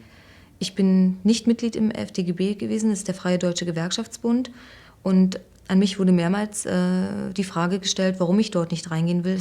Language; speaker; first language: German; native; German